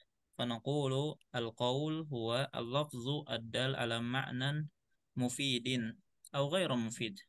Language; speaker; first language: Arabic; non-native, fluent; Indonesian